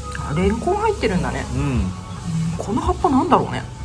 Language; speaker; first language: Japanese; native; Japanese